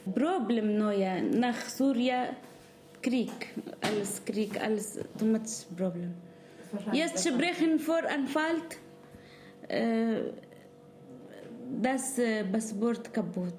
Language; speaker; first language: German; non-native, learner; Arabic